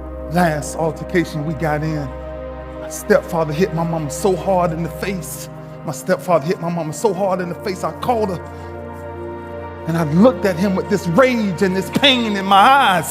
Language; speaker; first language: English; native; English